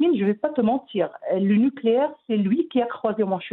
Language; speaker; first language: French; non-native, local second language; Arabic